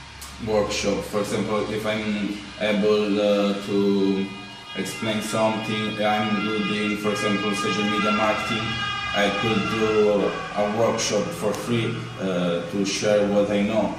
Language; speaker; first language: English; non-native, learner; Italian